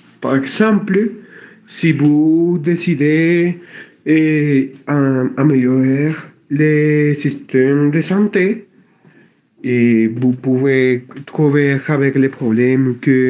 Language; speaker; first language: French; non-native, learner; Spanish